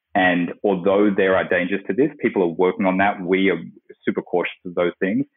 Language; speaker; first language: English; native; English